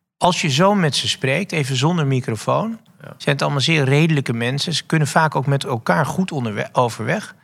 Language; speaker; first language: Dutch; native; Dutch